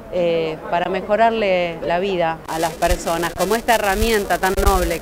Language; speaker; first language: Spanish; native; Spanish